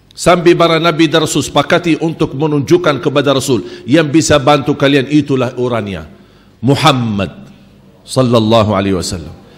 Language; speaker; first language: Malay; non-native, fluent; Arabic